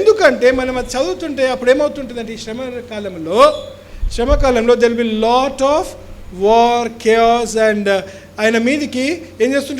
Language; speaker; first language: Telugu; native; Telugu